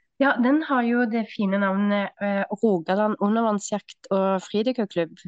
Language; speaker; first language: Norwegian; native; Norwegian